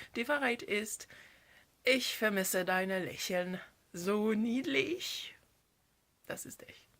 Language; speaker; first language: German; non-native, learner; English